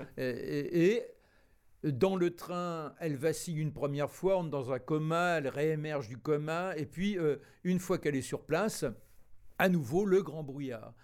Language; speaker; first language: French; native; French